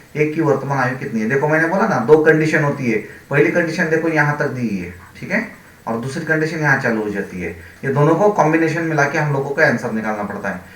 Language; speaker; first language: Hindi; non-native, local second language; Marathi